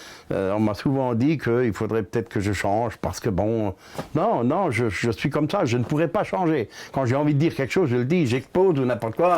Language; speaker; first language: French; native; French